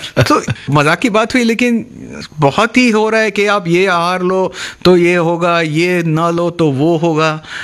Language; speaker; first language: Hindi; non-native, local second language; Marathi